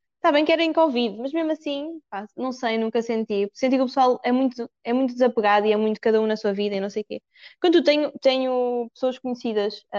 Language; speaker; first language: Portuguese; native; Portuguese